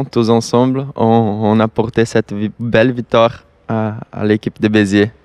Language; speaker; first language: French; non-native, learner; Portuguese